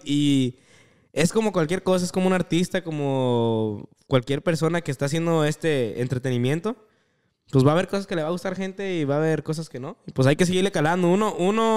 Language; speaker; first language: Spanish; native; Spanish